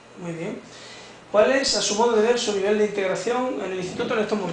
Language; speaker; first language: Spanish; native; Spanish